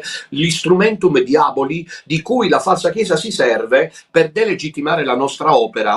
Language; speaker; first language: Italian; native; Italian